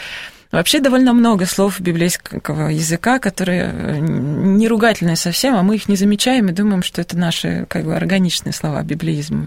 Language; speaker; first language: Russian; native; Russian